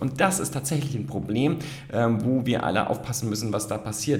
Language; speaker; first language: German; native; German